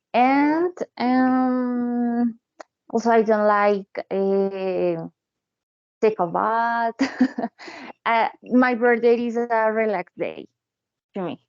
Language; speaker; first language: English; non-native, learner; Spanish